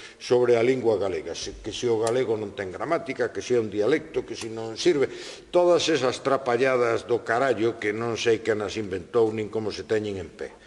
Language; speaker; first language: Galician; non-native, local second language; Spanish